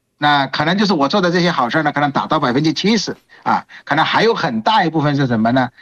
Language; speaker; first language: Chinese; non-native, fluent; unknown